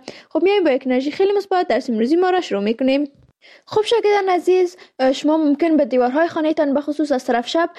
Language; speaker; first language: Persian; native; Persian